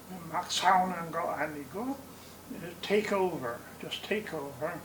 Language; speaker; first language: Korean; non-native, learner; English